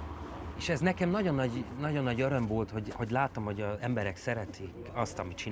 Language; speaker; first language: Hungarian; early bilingual, heritage; Hungarian